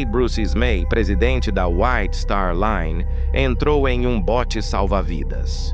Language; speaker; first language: Portuguese; native; Portuguese